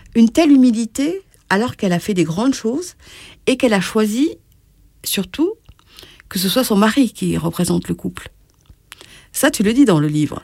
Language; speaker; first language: French; native; French